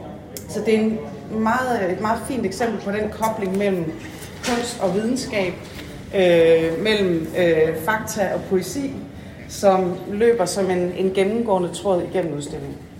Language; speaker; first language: Danish; native; Danish